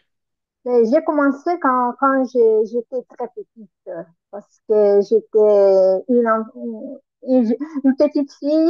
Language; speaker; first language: French; non-native, learner; Italian